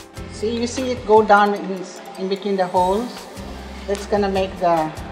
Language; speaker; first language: English; non-native, local second language; Cebuano